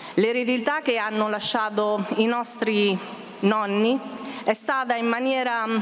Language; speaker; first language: Italian; native; Italian